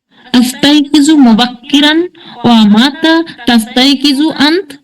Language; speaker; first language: Arabic; non-native, learner; Bangla